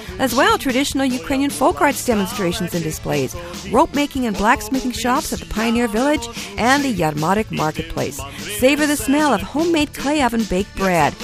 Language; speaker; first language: English; native; English